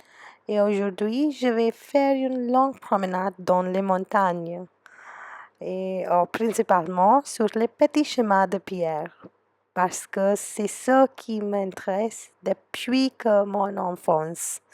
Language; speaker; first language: French; non-native, fluent; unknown